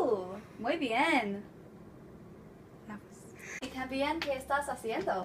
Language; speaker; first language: Spanish; non-native, learner; English